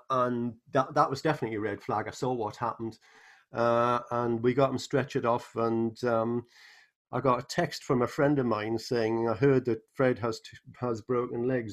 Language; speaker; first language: English; native; English